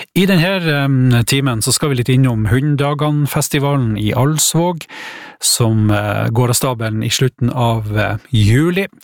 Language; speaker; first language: Norwegian; native; Norwegian